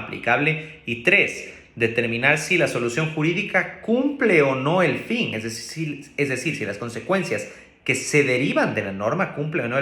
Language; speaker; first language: Spanish; native; Spanish